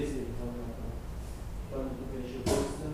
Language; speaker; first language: Italian; non-native, learner; Arabic